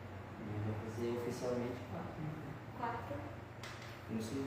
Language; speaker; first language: Spanish; non-native, fluent; Portuguese